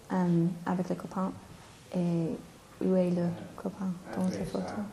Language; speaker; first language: French; non-native, learner; English